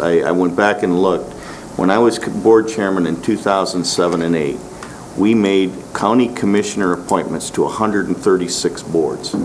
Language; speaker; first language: English; native; English